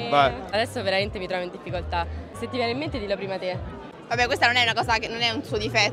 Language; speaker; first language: Italian; native; Italian